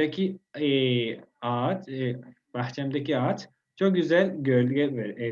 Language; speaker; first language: Turkish; non-native, learner; Spanish